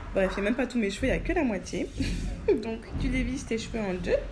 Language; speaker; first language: French; native; French